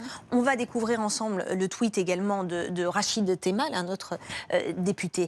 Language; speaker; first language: French; native; French